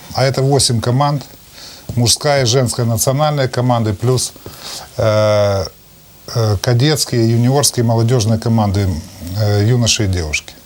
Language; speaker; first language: Russian; native; Russian